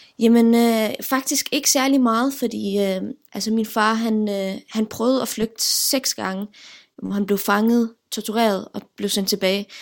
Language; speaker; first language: Danish; early bilingual, other home language; Arabic